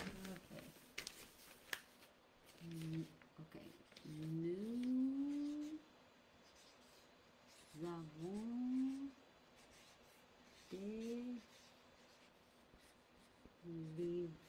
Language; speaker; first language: French; non-native, learner; English